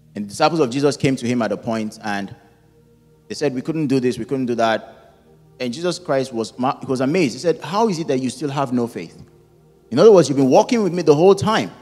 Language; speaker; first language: English; non-native, local second language; Yoruba